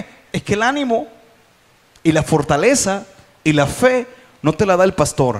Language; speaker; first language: Spanish; native; Spanish